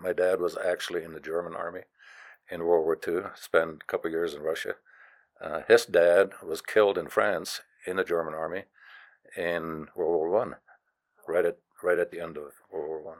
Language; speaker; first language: English; non-native, fluent; German